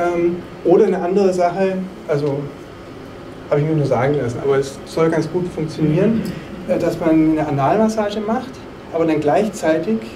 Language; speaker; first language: German; native; German